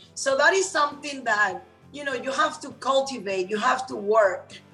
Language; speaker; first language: English; non-native, fluent; Spanish